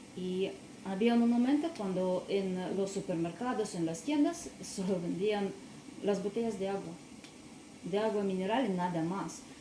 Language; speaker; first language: Spanish; non-native, learner; Russian